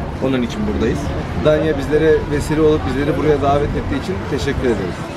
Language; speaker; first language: Turkish; native; Turkish